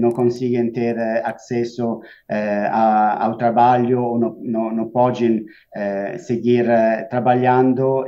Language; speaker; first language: Portuguese; non-native, fluent; Spanish